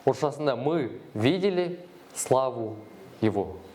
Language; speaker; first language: Russian; non-native, local second language; Kazakh